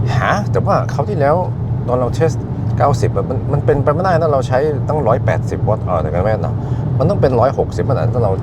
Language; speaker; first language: Thai; non-native, fluent; Norwegian